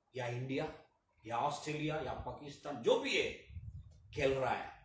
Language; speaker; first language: Hindi; non-native, local second language; Telugu